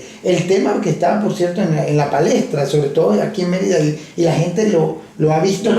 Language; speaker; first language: Spanish; native; Spanish